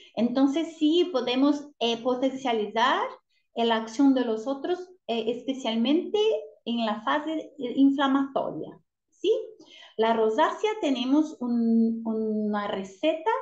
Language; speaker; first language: Spanish; non-native, learner; Portuguese